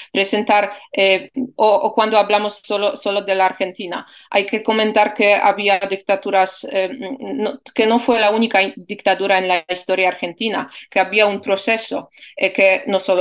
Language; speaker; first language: Spanish; non-native, fluent; Polish